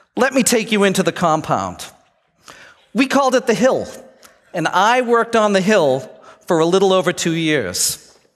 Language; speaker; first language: English; native; English